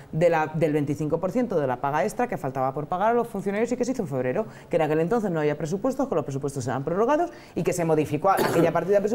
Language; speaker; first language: Spanish; native; Spanish